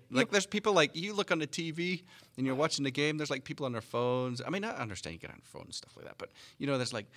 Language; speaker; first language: English; native; English